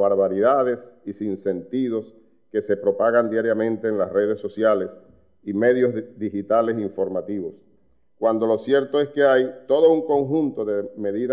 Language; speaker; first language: Spanish; native; Spanish